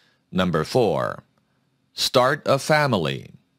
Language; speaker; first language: English; non-native, fluent; Korean